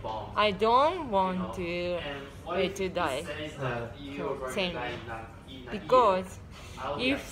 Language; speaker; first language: English; non-native, learner; Japanese